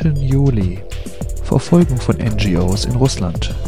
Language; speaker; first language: German; native; German